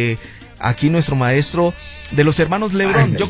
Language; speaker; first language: Spanish; native; Spanish